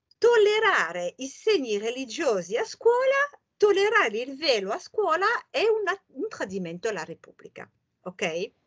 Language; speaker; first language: Italian; non-native, fluent; French